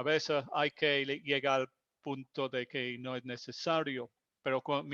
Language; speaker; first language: Spanish; non-native, fluent; English